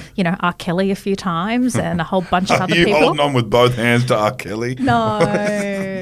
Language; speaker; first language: English; native; English